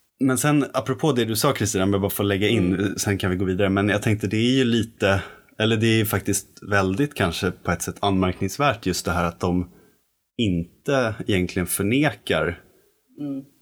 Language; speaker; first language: Swedish; native; Swedish